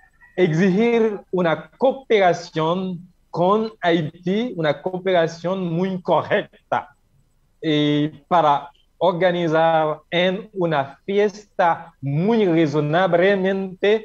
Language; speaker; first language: Spanish; non-native, learner; Haitian Creole